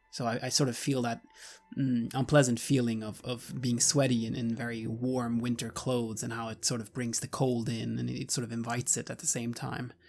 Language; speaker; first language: English; non-native, fluent; Swedish